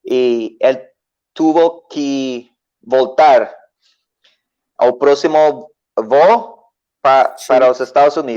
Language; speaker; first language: Portuguese; non-native, learner; Spanish